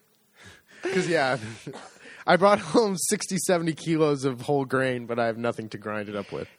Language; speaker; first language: English; native; English